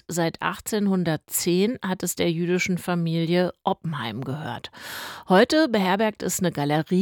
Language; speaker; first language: German; native; German